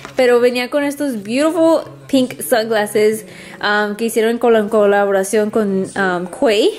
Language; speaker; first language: Spanish; early bilingual, heritage; Spanish